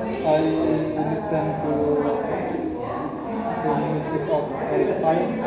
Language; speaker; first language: English; non-native, learner; Indonesian